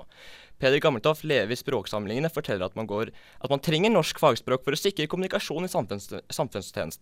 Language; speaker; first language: Norwegian; native; Norwegian